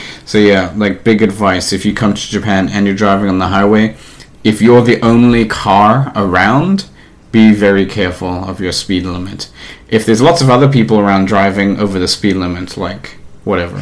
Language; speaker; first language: English; native; English